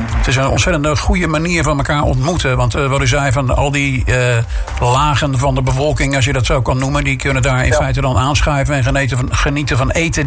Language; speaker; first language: Dutch; native; Dutch